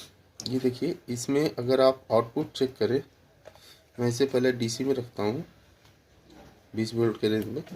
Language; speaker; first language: Hindi; native; Hindi